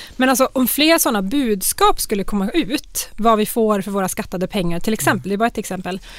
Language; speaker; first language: Swedish; native; Swedish